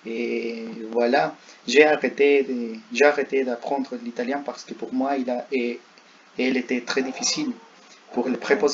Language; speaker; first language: French; non-native, learner; Spanish